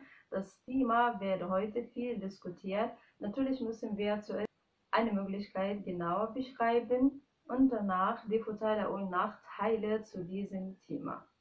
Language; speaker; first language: German; non-native, fluent; Arabic